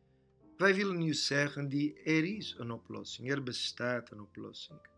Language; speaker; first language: Dutch; non-native, fluent; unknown